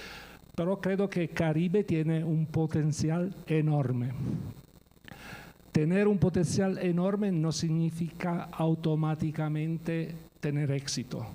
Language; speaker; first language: Spanish; non-native, fluent; Italian